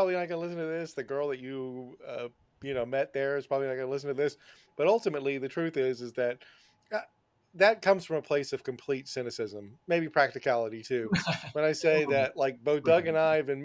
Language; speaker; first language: English; native; English